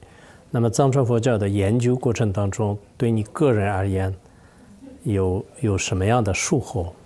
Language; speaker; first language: Chinese; non-native, fluent; Tibetan